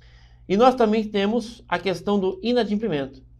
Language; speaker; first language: Portuguese; native; Portuguese